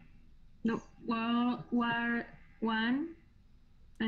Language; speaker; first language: English; non-native, learner; Spanish